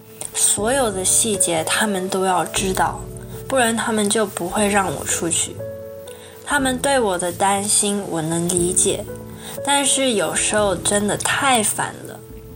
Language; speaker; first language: Chinese; early bilingual, heritage; Chinese